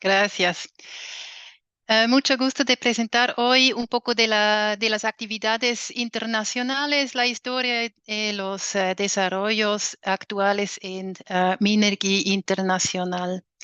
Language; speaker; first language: Spanish; non-native, fluent; German